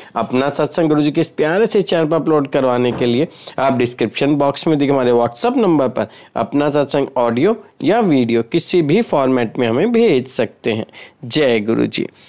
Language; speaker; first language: Hindi; native; Hindi